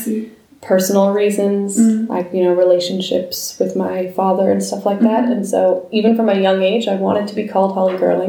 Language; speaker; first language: English; native; English